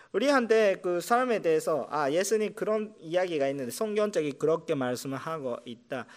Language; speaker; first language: Korean; non-native, fluent; Japanese